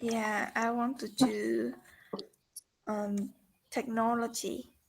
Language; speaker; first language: English; non-native, learner; Vietnamese